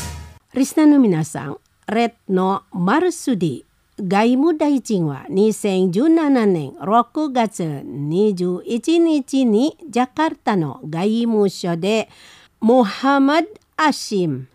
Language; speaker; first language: Japanese; non-native, fluent; Indonesian